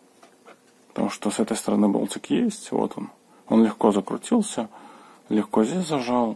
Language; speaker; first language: Russian; native; Russian